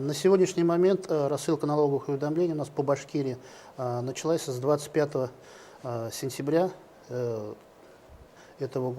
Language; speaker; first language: Russian; native; Russian